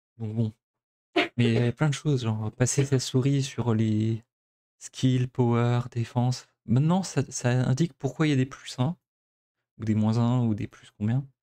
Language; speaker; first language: French; native; French